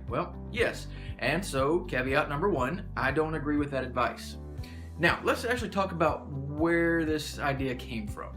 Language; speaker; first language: English; native; English